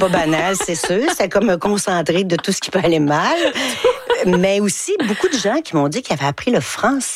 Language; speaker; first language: French; native; French